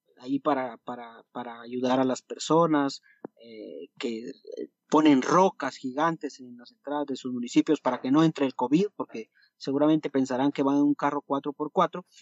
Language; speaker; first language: Spanish; native; Spanish